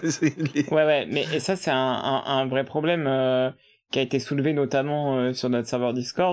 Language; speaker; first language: French; native; French